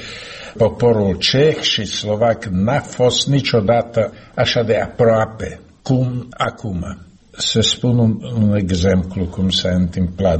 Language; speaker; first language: Romanian; non-native, learner; Slovak